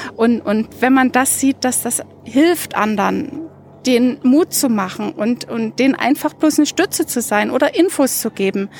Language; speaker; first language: German; native; German